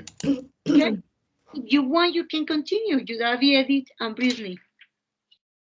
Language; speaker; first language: English; non-native, fluent; Spanish